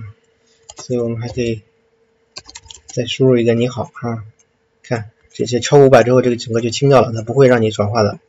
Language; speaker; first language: Chinese; native; Chinese